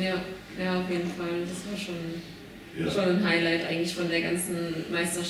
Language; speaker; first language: German; native; German